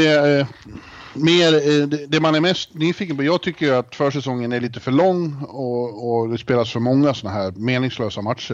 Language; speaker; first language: Swedish; native; Swedish